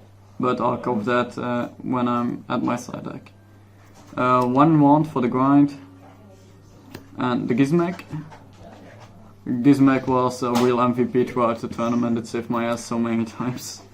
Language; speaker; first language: English; non-native, fluent; Dutch